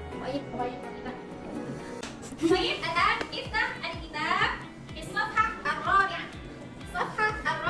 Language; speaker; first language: Arabic; non-native, fluent; Indonesian